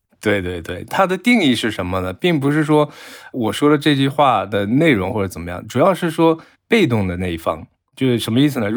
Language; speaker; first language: Chinese; non-native, fluent; Japanese